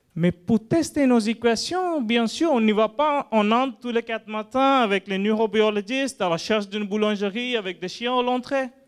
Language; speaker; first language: French; non-native, fluent; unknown